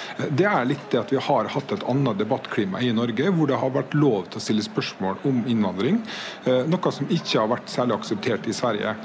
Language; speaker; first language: Norwegian; native; Norwegian